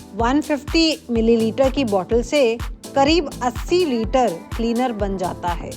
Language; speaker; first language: Hindi; non-native, local second language; Bangla